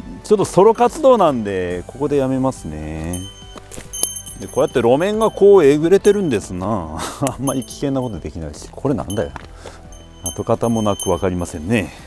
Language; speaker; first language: Japanese; native; Japanese